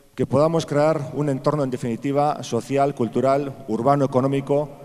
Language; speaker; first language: Spanish; non-native, local second language; Basque